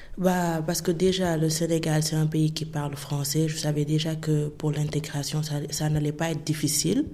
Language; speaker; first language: French; non-native, local second language; Wolof